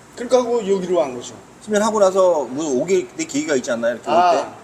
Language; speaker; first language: Korean; native; Korean